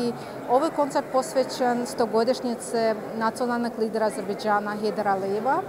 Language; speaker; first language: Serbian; non-native, fluent; Azerbaijani